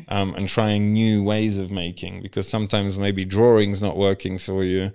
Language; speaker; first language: English; early bilingual, other home language; Polish